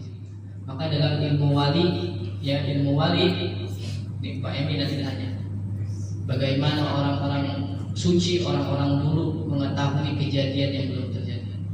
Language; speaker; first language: Indonesian; native; Indonesian